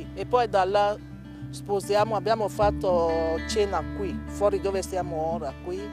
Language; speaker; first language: Italian; non-native, learner; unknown